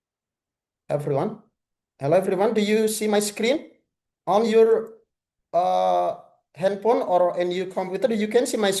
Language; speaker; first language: English; non-native, fluent; Indonesian